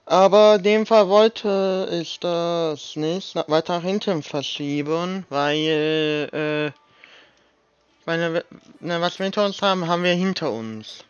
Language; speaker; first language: German; native; German